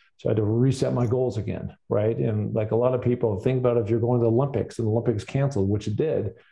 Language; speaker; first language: English; native; English